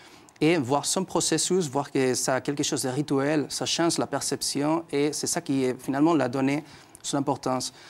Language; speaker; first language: French; non-native, fluent; Spanish